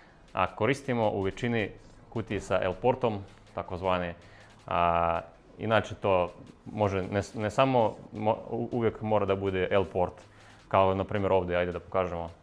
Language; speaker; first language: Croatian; non-native, fluent; Russian